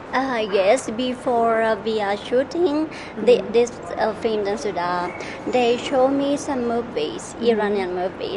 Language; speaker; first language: English; non-native, learner; Thai